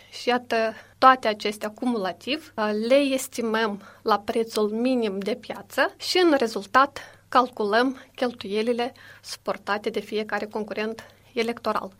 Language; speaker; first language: Romanian; native; Romanian